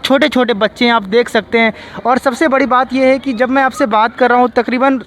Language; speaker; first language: Hindi; native; Hindi